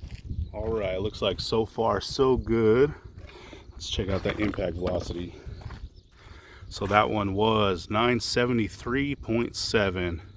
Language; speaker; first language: English; native; English